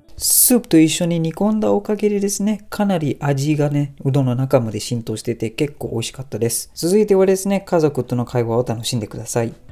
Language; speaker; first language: Japanese; non-native, fluent; Malay